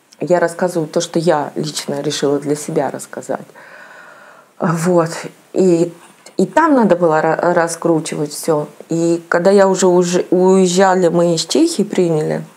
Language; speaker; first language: Russian; native; Russian